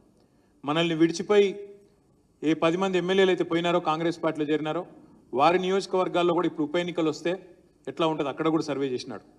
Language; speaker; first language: Telugu; native; Telugu